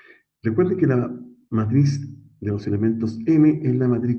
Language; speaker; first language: Spanish; native; Spanish